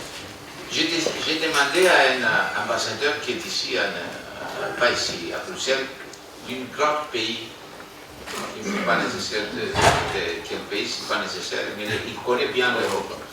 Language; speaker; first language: French; non-native, fluent; Greek